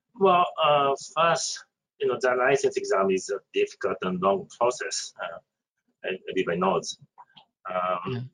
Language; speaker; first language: English; non-native, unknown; Japanese